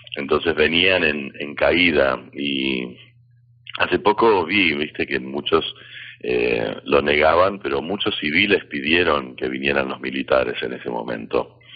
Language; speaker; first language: Spanish; early bilingual, heritage; Spanish